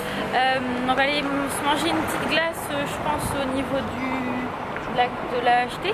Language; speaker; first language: French; native; French